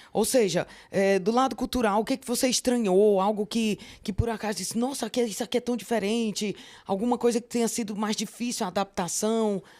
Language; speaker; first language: Portuguese; native; Portuguese